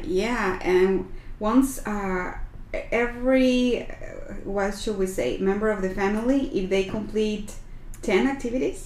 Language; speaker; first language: English; non-native, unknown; Spanish